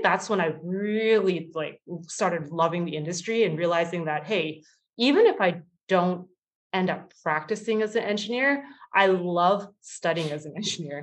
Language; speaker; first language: English; native; English